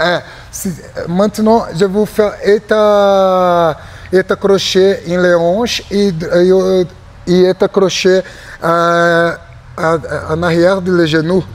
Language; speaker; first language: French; non-native, learner; Portuguese